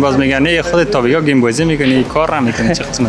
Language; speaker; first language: Persian; native; Persian